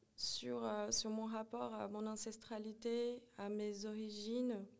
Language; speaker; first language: French; non-native, fluent; Portuguese